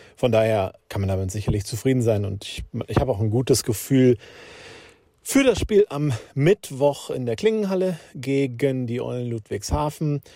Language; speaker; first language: German; native; German